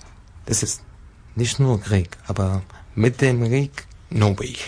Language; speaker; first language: German; non-native, learner; Arabic